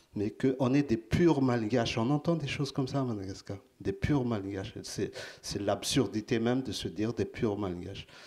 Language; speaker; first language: French; non-native, local second language; Malagasy